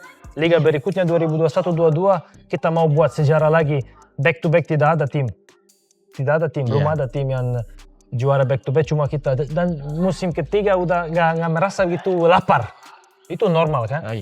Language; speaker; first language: Indonesian; non-native, fluent; Serbian